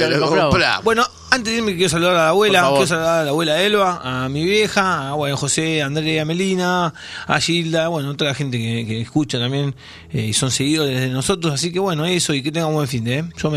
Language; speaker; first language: Spanish; native; Spanish